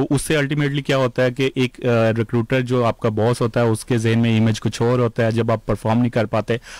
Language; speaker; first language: Urdu; native; Urdu